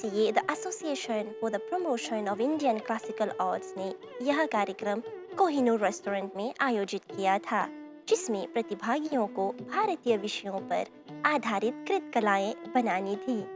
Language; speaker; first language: Hindi; non-native, local second language; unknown